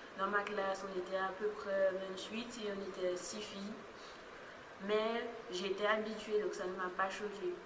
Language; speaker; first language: French; native; French